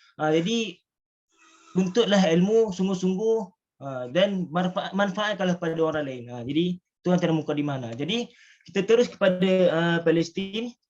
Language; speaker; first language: Malay; native; Malay